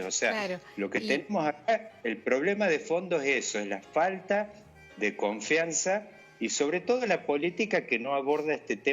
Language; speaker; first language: Spanish; native; Spanish